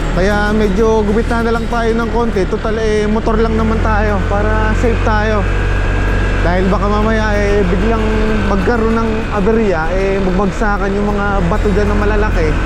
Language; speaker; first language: Filipino; native; Filipino